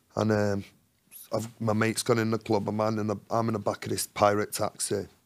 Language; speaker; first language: English; native; English